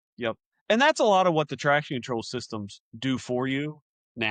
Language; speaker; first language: English; native; English